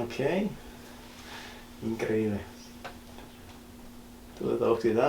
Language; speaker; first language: Spanish; early bilingual, heritage; Spanish